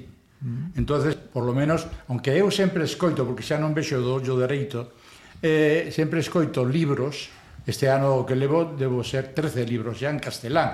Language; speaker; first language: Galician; non-native, local second language; Spanish